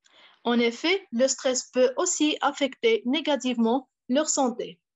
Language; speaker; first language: French; non-native, fluent; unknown